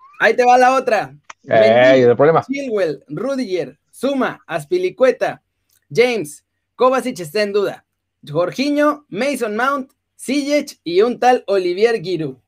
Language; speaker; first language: Spanish; native; Spanish